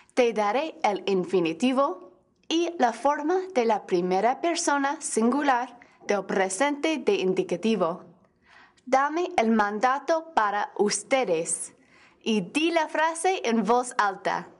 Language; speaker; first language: Spanish; non-native, fluent; English